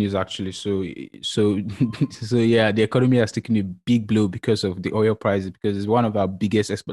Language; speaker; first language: English; non-native, local second language; Yoruba